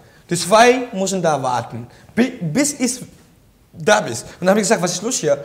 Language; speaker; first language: German; non-native, learner; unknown